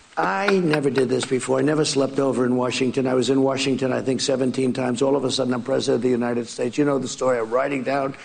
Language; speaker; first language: English; native; English